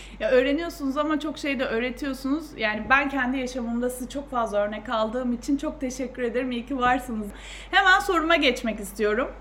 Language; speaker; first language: Turkish; native; Turkish